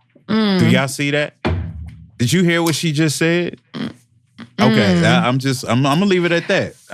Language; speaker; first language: English; native; English